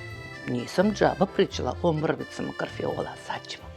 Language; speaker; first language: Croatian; non-native, fluent; Russian